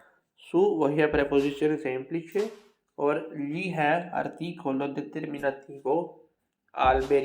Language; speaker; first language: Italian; non-native, fluent; Urdu